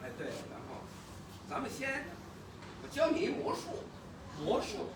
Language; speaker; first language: Chinese; native; Chinese